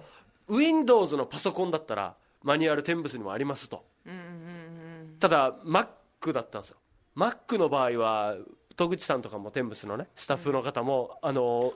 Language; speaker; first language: Japanese; native; Japanese